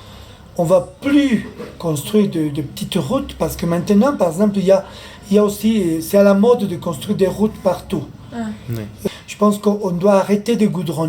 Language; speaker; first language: French; non-native, fluent; Spanish